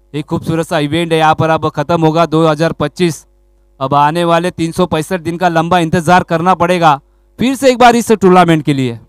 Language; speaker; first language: Hindi; non-native, local second language; Marathi